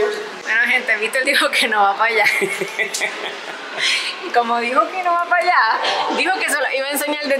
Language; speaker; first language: Spanish; native; Spanish